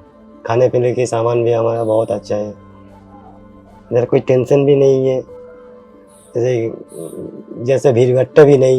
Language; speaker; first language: Hindi; non-native, local second language; Bangla